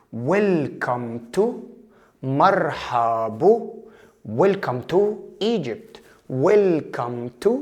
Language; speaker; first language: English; non-native, fluent; Arabic